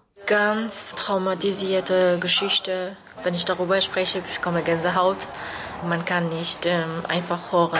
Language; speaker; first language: German; non-native, learner; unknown